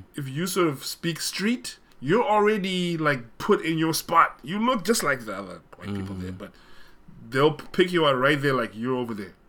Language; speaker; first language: English; non-native, local second language; Shona